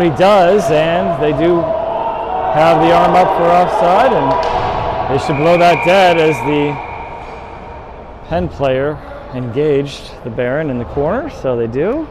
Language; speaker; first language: English; native; English